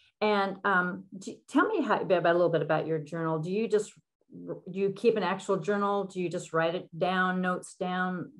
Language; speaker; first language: English; native; English